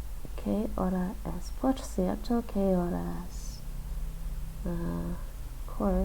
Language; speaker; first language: Spanish; non-native, learner; English